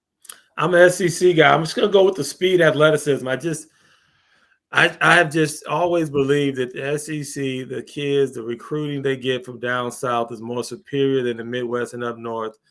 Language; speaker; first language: English; native; English